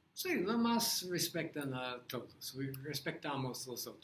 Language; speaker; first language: Portuguese; non-native, learner; English